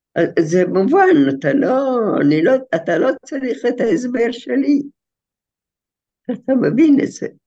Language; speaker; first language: Hebrew; non-native, fluent; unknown